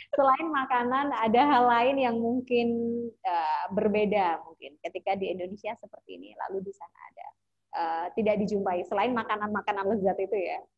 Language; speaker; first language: Indonesian; native; Indonesian